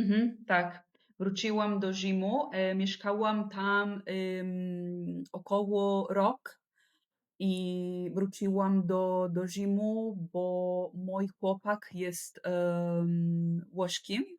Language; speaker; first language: Polish; non-native, learner; Italian